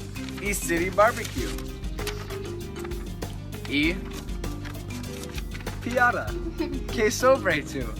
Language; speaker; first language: Spanish; non-native, learner; English